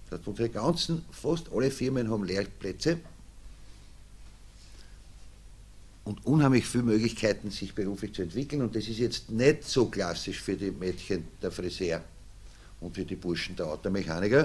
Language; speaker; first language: German; native; German